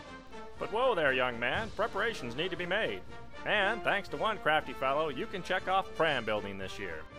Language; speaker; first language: English; native; English